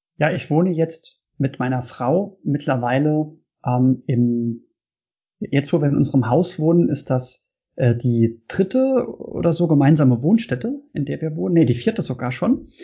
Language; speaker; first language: German; native; German